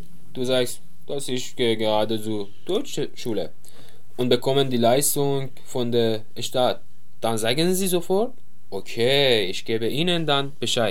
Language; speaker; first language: German; non-native, learner; Persian